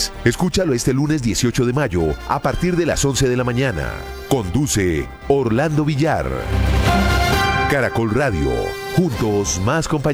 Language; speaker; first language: Spanish; native; Spanish